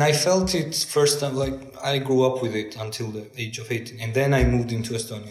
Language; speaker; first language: English; non-native, fluent; Georgian